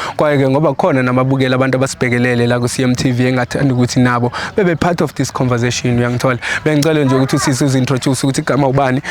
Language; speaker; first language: Zulu; native; Zulu